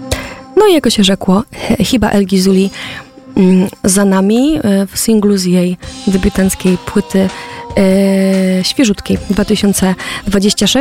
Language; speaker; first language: Polish; native; Polish